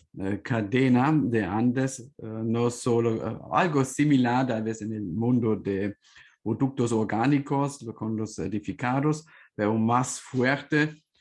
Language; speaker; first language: Spanish; non-native, fluent; German